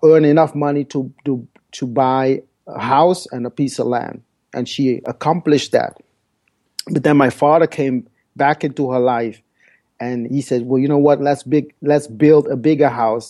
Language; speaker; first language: English; non-native, fluent; Dutch